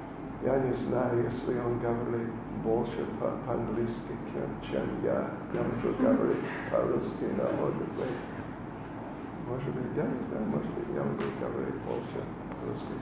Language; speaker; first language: Russian; non-native, learner; English